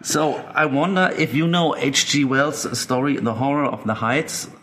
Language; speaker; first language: English; non-native, fluent; German